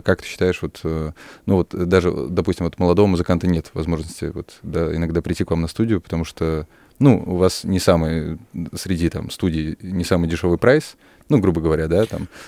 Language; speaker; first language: Russian; native; Russian